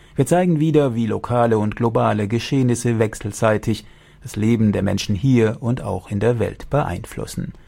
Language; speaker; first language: German; native; German